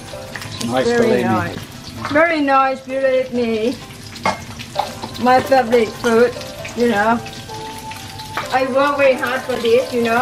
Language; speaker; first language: English; non-native, learner; Thai